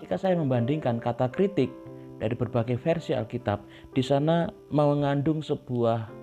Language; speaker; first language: Indonesian; native; Indonesian